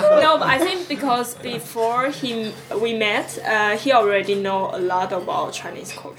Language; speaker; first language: English; non-native, learner; Chinese